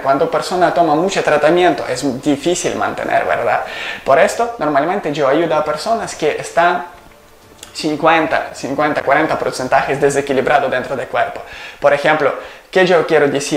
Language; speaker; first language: Spanish; non-native, learner; Ukrainian